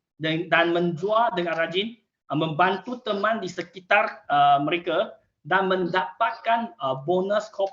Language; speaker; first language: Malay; non-native, local second language; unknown